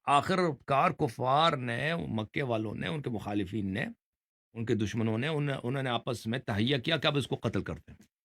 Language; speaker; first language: Urdu; non-native, fluent; Persian